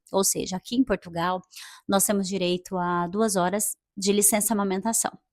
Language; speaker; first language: Portuguese; native; Portuguese